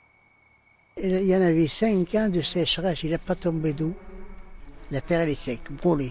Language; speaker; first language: French; non-native, local second language; Arabic